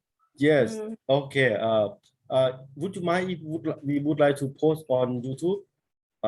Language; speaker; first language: English; non-native, learner; Thai